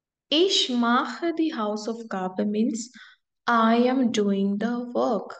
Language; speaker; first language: German; non-native, fluent; Hindi